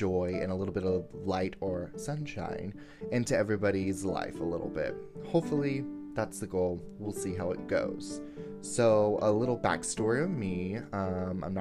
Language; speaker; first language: English; native; English